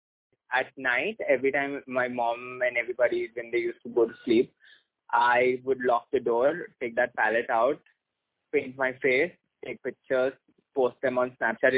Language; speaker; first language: English; non-native, local second language; Hindi